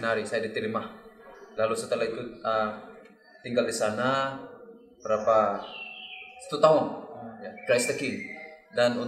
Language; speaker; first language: Indonesian; non-native, learner; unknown